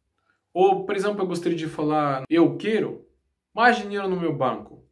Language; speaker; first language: Portuguese; non-native, learner; Russian